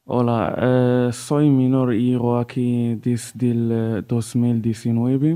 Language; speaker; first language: Spanish; non-native, learner; Arabic